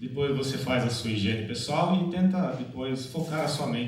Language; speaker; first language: Portuguese; native; Portuguese